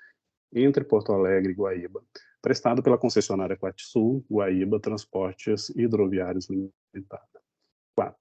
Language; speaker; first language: Portuguese; native; Portuguese